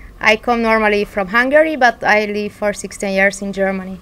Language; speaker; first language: English; non-native, learner; Hungarian